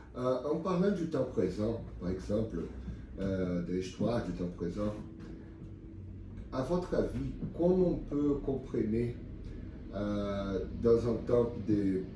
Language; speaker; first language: French; non-native, learner; Portuguese